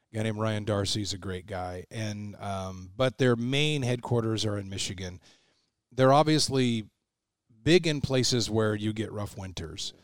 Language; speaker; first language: English; native; English